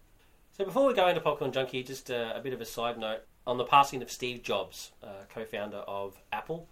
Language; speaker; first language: English; native; English